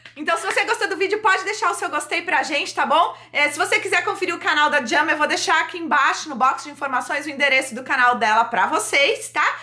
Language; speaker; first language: Portuguese; native; Portuguese